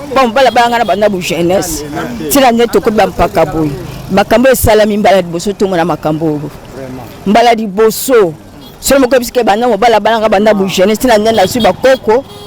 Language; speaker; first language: Lingala; native; Lingala